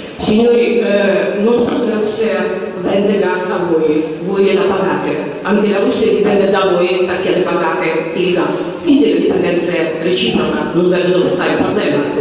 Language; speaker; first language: Italian; non-native, fluent; Ukrainian